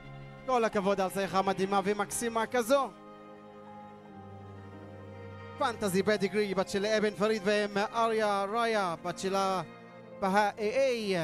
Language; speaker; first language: Hebrew; non-native, local second language; Arabic